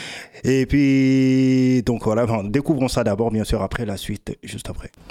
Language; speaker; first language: French; native; French